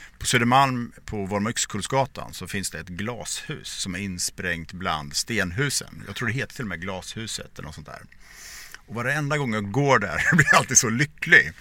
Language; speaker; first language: Swedish; native; Swedish